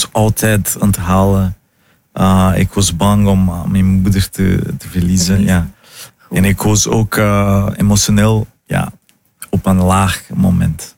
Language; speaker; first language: Dutch; non-native, fluent; Portuguese